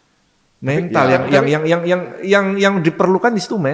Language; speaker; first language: Indonesian; native; Indonesian